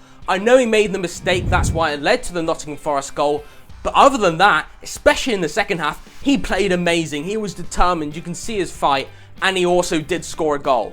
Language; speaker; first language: English; native; English